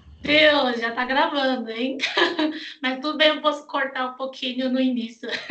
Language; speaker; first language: Portuguese; non-native, fluent; Chinese